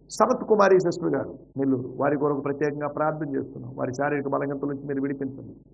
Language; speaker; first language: Telugu; native; Telugu